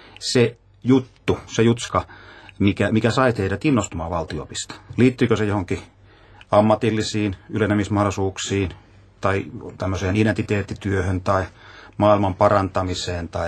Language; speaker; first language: Finnish; native; Finnish